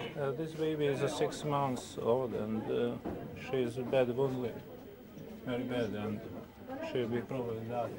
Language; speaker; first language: English; non-native, local second language; Croatian